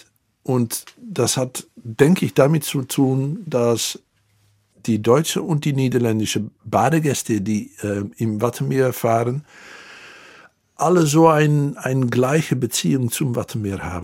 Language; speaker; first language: German; non-native, fluent; Dutch